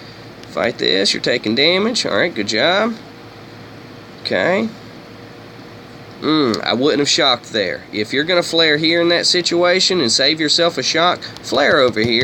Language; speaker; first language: English; native; English